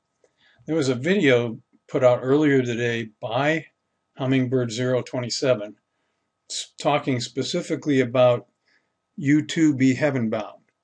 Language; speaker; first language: English; native; English